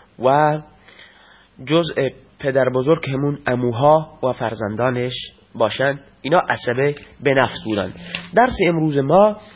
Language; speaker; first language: Persian; non-native, local second language; Baluchi